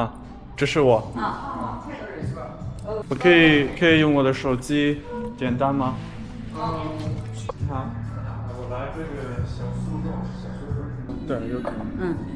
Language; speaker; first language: Chinese; non-native, learner; German